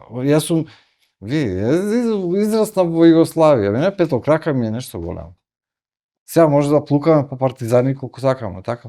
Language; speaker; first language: Macedonian; native; Macedonian